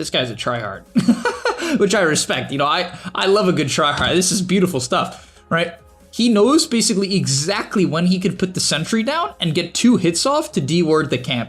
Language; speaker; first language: English; native; English